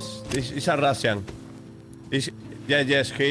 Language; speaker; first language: English; non-native, learner; Spanish